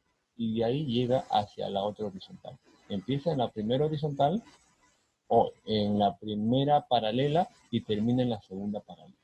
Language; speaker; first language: Spanish; native; Spanish